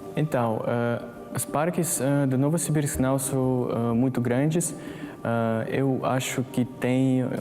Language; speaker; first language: Portuguese; non-native, fluent; Russian